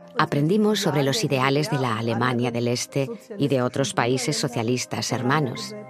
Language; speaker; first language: Spanish; non-native, fluent; German